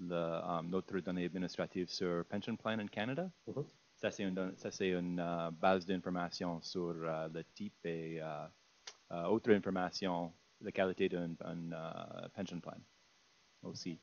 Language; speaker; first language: French; non-native, fluent; English